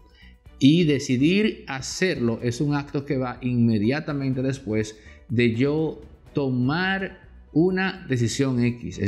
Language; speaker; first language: Spanish; native; Spanish